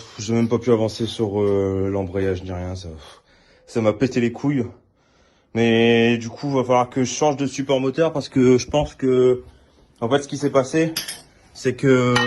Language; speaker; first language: French; native; French